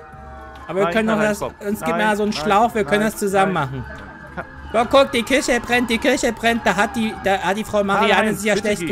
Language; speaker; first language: German; native; German